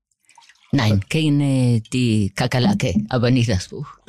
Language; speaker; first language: German; non-native, fluent; Spanish